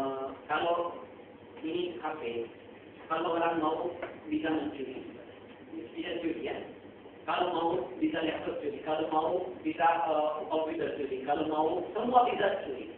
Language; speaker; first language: Indonesian; non-native, learner; Hindi